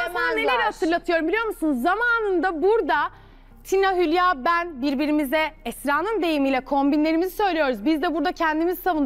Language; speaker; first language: Turkish; native; Turkish